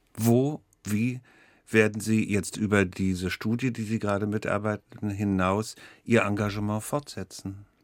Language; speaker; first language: German; native; German